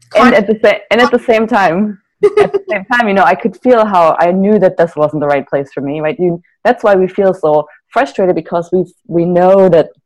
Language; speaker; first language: English; non-native, fluent; German